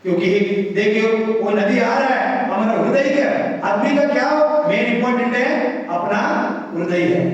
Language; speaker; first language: Hindi; non-native, local second language; Telugu